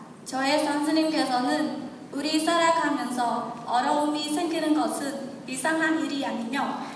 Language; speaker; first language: Korean; non-native, learner; Khmer